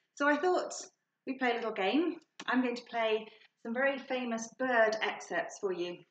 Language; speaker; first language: English; native; English